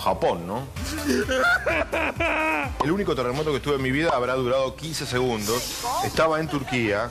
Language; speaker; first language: Spanish; native; Spanish